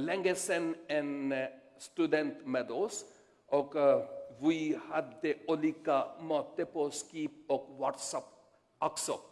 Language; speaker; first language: Swedish; non-native, learner; Urdu